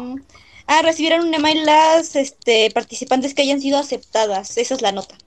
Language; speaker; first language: Spanish; native; Spanish